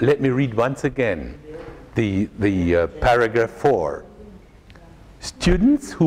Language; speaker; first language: English; non-native, fluent; German